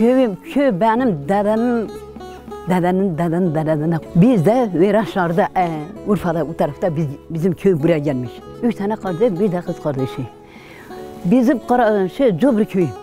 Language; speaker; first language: Turkish; non-native, local second language; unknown